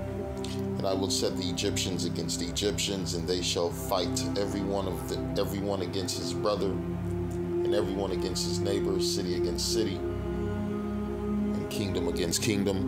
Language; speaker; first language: English; native; English